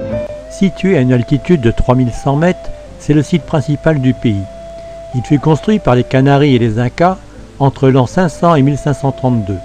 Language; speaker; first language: French; native; French